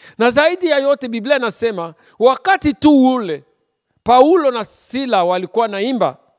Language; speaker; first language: Swahili; native; Swahili